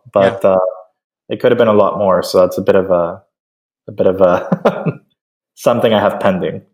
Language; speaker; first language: English; early bilingual, other home language; Spanish